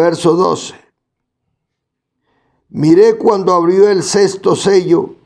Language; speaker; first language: Spanish; native; Spanish